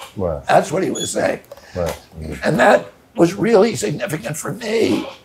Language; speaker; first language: English; native; English